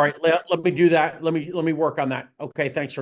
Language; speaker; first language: English; native; English